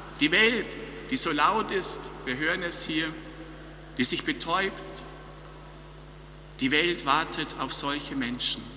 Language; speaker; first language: German; native; German